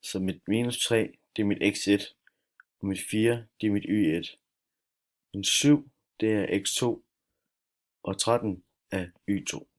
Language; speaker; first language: Danish; native; Danish